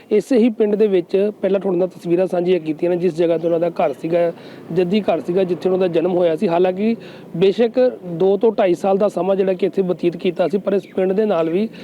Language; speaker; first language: Punjabi; native; Punjabi